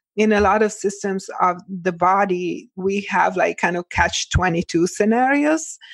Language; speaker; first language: English; early bilingual, other home language; Italian